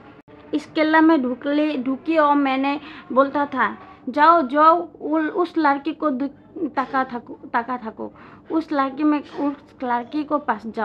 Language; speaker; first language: Hindi; non-native, learner; Bangla